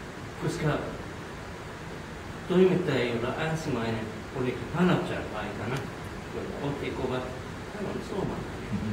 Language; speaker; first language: Finnish; non-native, learner; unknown